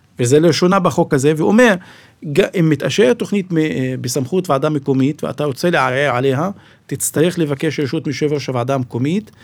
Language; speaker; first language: Hebrew; non-native, local second language; Arabic